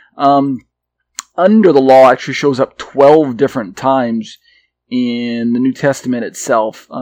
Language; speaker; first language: English; native; English